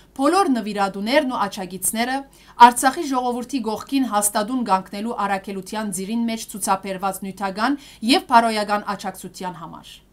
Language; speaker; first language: Armenian; early bilingual, heritage; Armenian